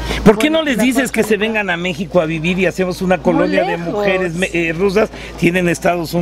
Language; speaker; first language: Spanish; native; Spanish